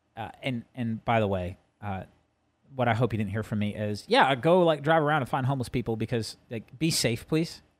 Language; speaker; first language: English; native; English